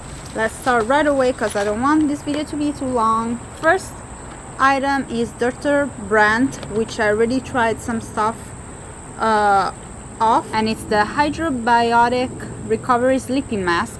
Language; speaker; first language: English; non-native, fluent; Italian